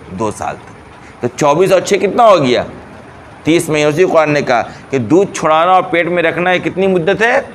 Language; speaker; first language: Urdu; native; Urdu